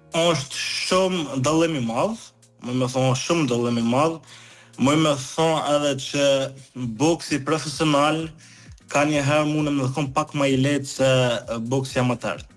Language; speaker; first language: Albanian; early bilingual, heritage; Albanian